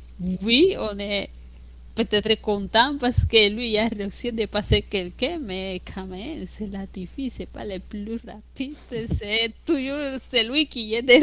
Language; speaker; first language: French; non-native, fluent; Spanish